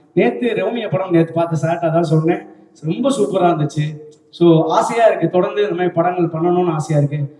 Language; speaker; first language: Tamil; native; Tamil